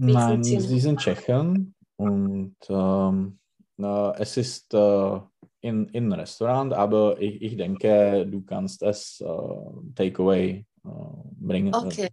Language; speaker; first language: German; non-native, learner; Czech